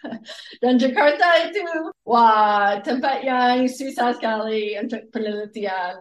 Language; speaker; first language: Indonesian; non-native, fluent; English